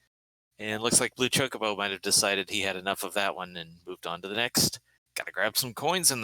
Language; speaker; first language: English; native; English